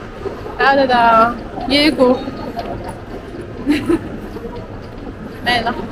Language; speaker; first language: Chinese; non-native, learner; Russian